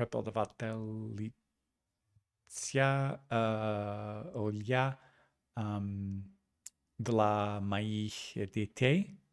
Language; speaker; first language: Russian; non-native, learner; English